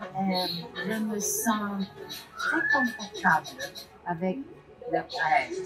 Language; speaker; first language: French; non-native, learner; Spanish